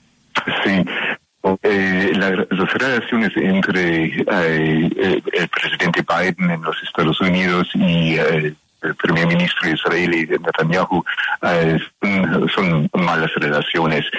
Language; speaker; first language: Spanish; non-native, learner; English